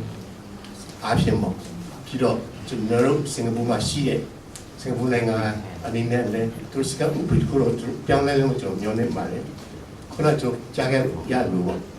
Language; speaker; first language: Burmese; non-native, local second language; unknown